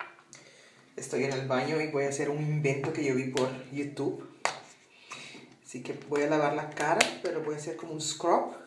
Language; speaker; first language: Spanish; non-native, fluent; Papiamento